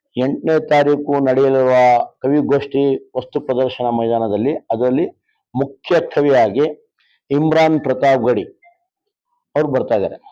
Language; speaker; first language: Kannada; non-native, local second language; Urdu